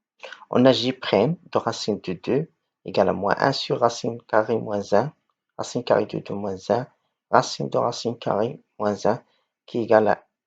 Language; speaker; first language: French; non-native, local second language; Arabic